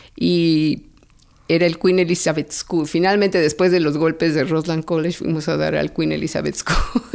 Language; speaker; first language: Spanish; native; Spanish